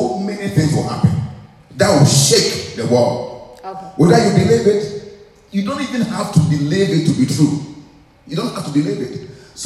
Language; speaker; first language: English; non-native, local second language; Akan